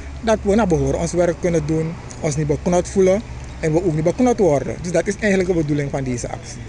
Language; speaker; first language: Dutch; native; Dutch